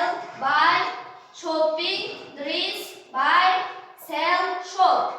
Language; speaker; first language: English; non-native, learner; Uzbek